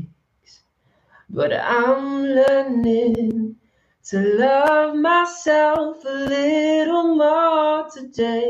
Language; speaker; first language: English; non-native, local second language; Yoruba